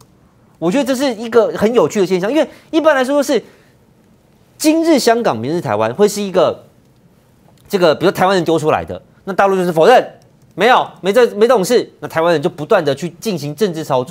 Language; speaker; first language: Chinese; native; Chinese